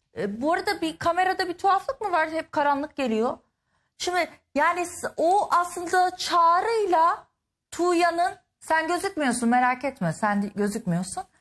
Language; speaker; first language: Turkish; native; Turkish